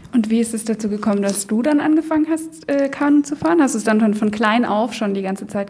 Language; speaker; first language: German; native; German